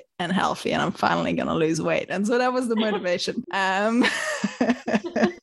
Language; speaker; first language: English; non-native, fluent; Dutch